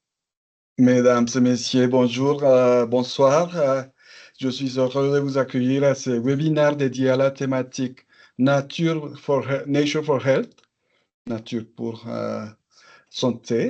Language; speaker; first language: French; non-native, fluent; English